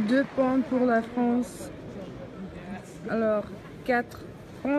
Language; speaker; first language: French; non-native, learner; Czech